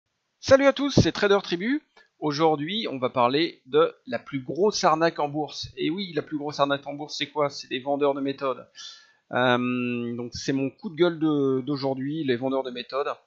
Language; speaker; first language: French; native; French